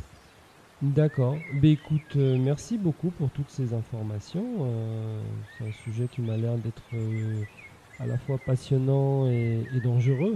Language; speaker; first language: French; native; French